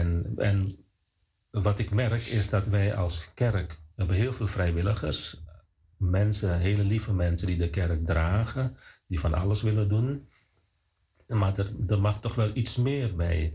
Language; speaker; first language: Dutch; non-native, fluent; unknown